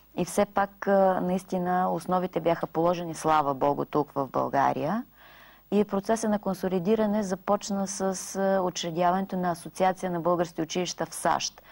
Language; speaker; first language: Bulgarian; native; Bulgarian